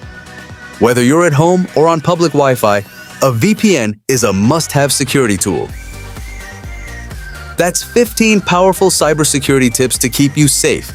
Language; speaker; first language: English; native; English